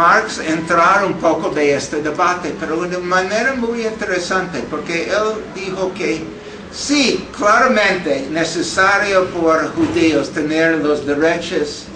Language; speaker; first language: Spanish; non-native, fluent; English